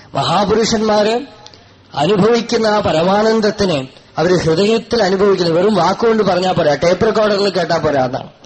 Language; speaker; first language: Malayalam; non-native, local second language; Tamil